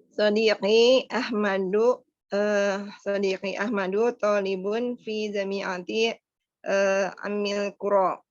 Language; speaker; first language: Arabic; non-native, learner; Indonesian